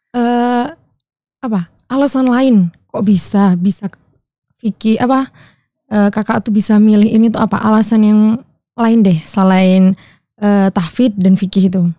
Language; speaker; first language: Indonesian; native; Indonesian